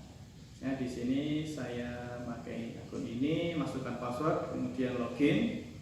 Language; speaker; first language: Indonesian; native; Indonesian